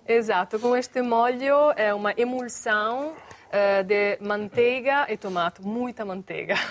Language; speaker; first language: Portuguese; non-native, fluent; Italian